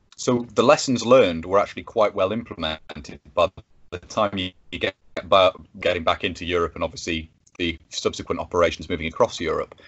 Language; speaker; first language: English; native; English